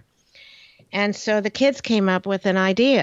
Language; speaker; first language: English; native; English